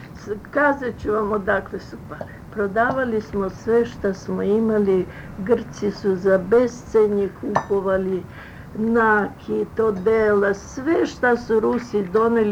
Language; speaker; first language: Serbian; early bilingual, other home language; Russian